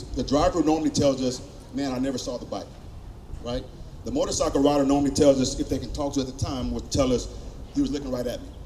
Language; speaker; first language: English; native; English